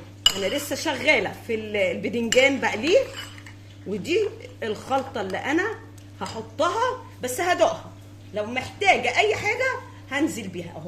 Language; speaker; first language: Arabic; native; Arabic